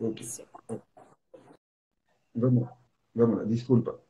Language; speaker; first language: Portuguese; non-native, fluent; French